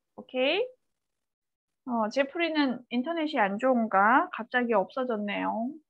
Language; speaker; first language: Korean; native; Korean